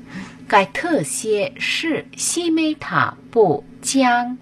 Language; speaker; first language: Chinese; non-native, learner; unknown